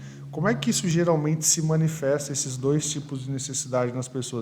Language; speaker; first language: Portuguese; native; Portuguese